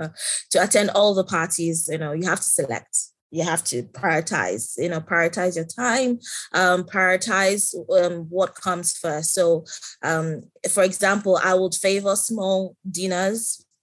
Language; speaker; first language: English; non-native, local second language; Yoruba